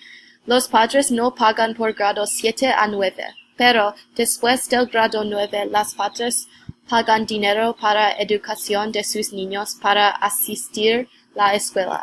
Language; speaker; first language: Spanish; non-native, learner; English